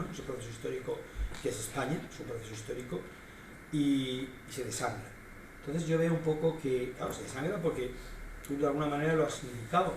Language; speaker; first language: Spanish; native; Spanish